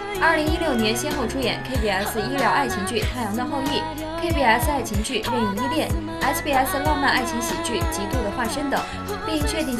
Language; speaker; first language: Chinese; native; Chinese